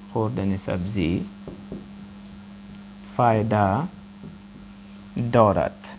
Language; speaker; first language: Persian; non-native, fluent; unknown